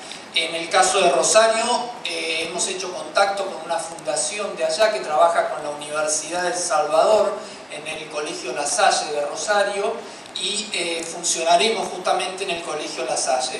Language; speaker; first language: Spanish; native; Spanish